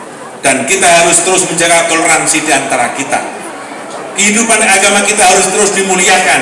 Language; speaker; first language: Indonesian; native; Indonesian